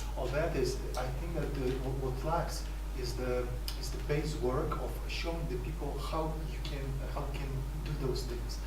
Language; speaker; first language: English; non-native, fluent; Polish